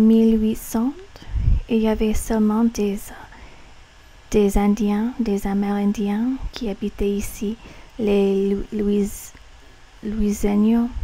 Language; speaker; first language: French; non-native, learner; English